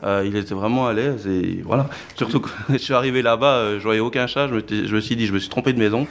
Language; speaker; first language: French; early bilingual, other home language; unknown